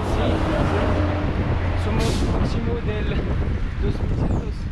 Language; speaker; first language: Spanish; non-native, learner; French